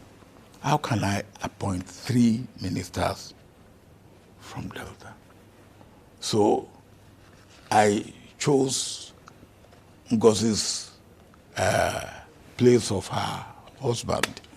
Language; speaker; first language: English; non-native, local second language; Yoruba